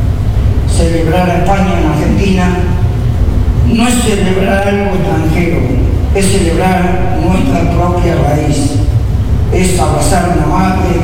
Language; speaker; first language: Spanish; native; Spanish